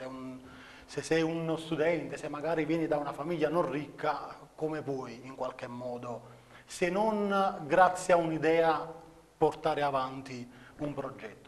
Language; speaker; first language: Italian; native; Italian